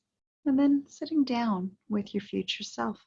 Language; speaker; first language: English; native; English